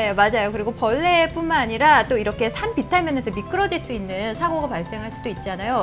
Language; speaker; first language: Korean; native; Korean